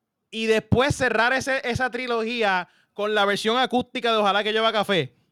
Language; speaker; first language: Spanish; native; Spanish